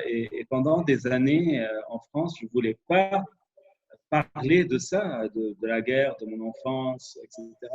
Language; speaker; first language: French; non-native, local second language; Arabic